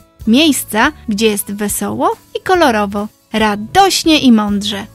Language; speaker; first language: Polish; native; Polish